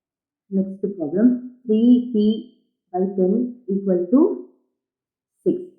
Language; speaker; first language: English; non-native, local second language; Tamil